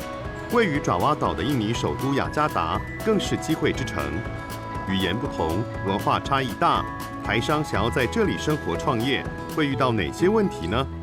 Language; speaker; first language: Chinese; native; Chinese